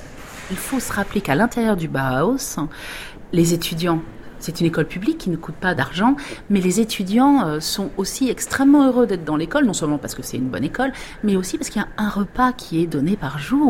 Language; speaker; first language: French; native; French